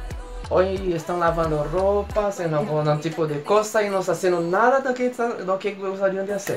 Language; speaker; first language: Spanish; non-native, fluent; Portuguese